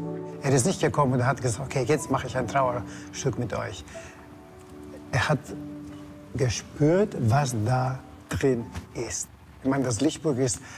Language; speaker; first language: German; non-native, fluent; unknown